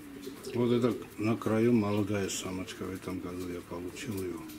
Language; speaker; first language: Russian; non-native, local second language; Georgian